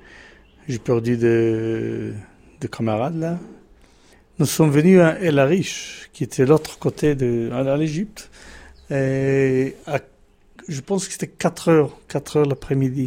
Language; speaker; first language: French; non-native, fluent; Hebrew